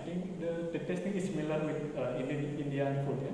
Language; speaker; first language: English; non-native, learner; Indonesian